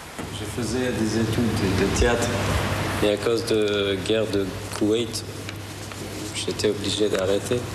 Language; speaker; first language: French; non-native, fluent; Arabic